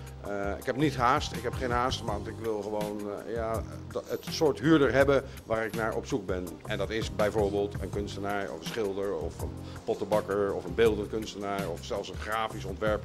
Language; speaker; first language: Dutch; native; Dutch